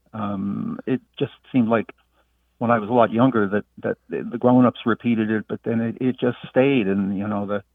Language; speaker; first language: English; native; English